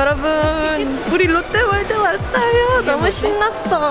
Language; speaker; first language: Korean; early bilingual, heritage; English